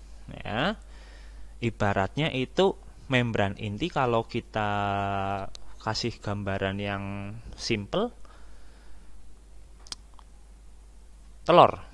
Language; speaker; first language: Indonesian; native; Indonesian